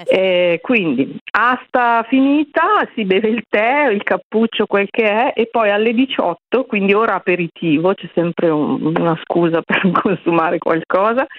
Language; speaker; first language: Italian; native; Italian